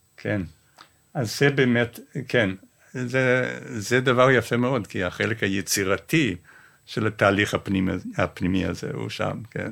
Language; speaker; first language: Hebrew; non-native, fluent; English